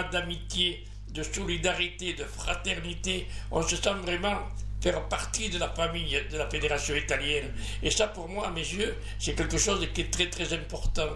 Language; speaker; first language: French; native; French